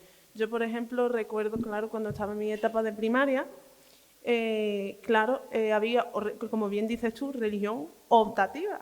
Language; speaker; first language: Spanish; early bilingual, other home language; Arabic